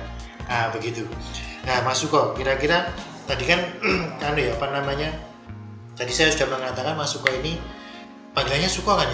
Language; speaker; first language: Indonesian; non-native, local second language; Javanese